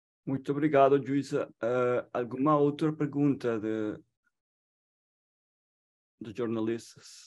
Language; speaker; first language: Portuguese; non-native, fluent; Spanish